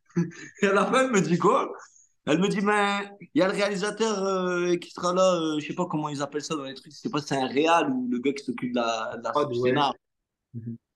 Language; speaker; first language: French; non-native, local second language; Arabic